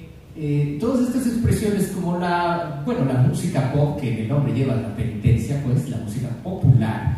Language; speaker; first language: Spanish; native; Spanish